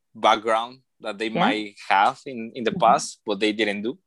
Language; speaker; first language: English; non-native, learner; Spanish